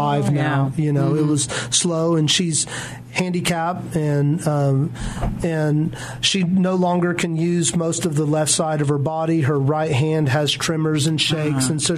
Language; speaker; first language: English; native; English